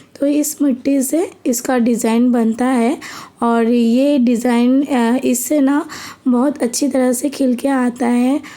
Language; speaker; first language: Hindi; non-native, local second language; Bangla